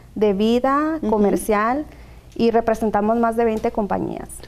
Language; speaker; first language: Spanish; native; Spanish